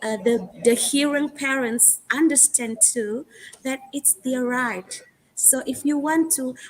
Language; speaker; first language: English; non-native, fluent; Indonesian